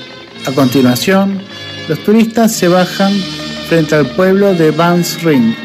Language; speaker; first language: Spanish; non-native, fluent; Indonesian